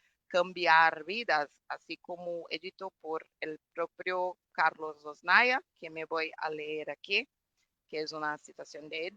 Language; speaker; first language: Spanish; non-native, fluent; Portuguese